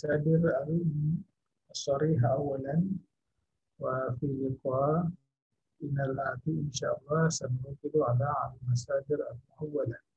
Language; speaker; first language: Arabic; non-native, fluent; Indonesian